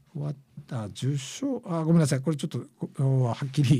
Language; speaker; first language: Japanese; native; Japanese